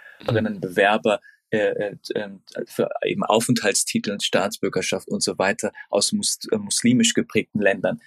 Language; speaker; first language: German; early bilingual, other home language; Turkish